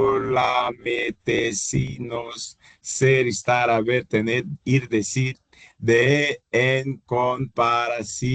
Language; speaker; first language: Spanish; non-native, fluent; Portuguese